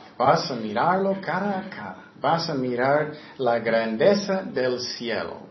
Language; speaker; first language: Spanish; non-native, fluent; English